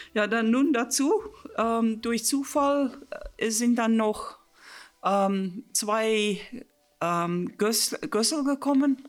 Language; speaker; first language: German; non-native, fluent; Afrikaans